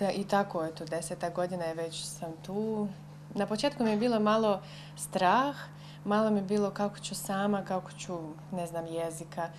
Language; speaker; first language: Croatian; non-native, fluent; Russian